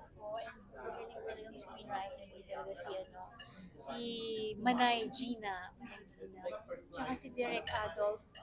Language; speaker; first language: Filipino; native; Filipino